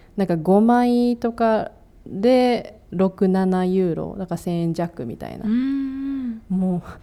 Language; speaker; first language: Japanese; native; Japanese